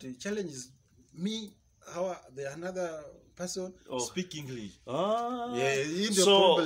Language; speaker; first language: English; non-native, learner; Swahili